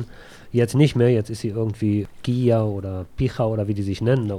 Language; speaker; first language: German; native; German